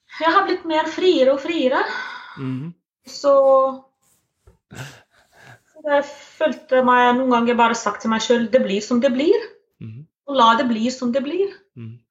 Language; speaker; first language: Norwegian; non-native, fluent; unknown